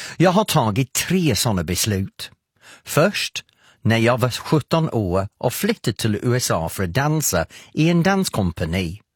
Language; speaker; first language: Swedish; non-native, fluent; English